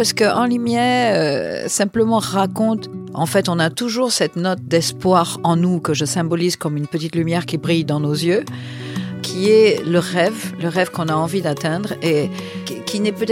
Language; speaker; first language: French; native; French